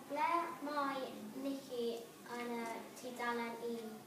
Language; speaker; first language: Welsh; non-native, learner; English